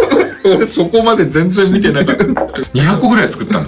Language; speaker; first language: Japanese; native; Japanese